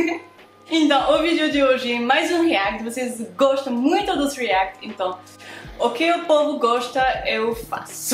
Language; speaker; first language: Portuguese; non-native, fluent; French